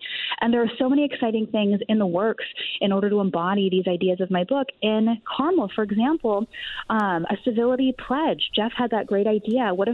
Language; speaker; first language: English; native; English